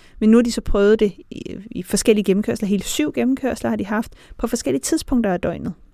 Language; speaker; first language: Danish; native; Danish